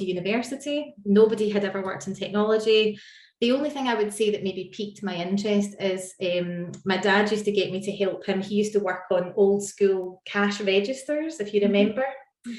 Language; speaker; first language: English; native; English